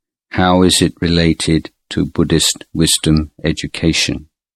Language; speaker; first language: English; native; English